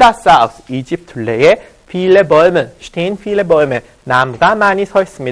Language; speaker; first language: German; non-native, fluent; Korean